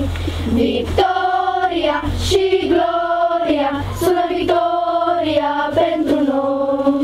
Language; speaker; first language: Romanian; native; Romanian